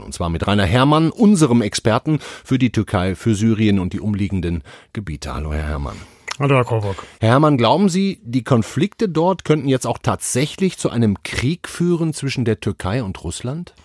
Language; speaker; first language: German; native; German